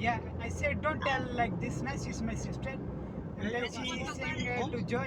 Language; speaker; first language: English; non-native, learner; Hiligaynon